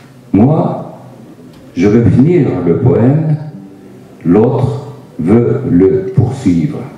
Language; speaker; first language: French; non-native, fluent; Turkish